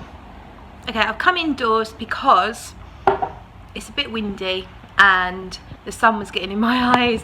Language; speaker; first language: English; native; English